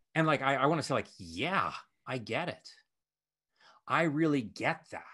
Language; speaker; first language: English; native; English